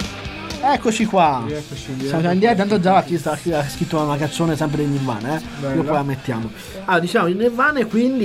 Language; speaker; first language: Italian; native; Italian